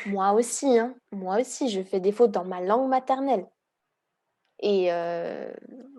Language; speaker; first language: French; early bilingual, heritage; Hungarian